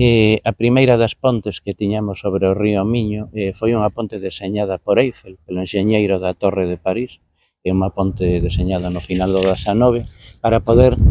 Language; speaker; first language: Galician; native; Galician